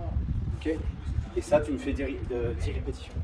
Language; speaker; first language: French; native; French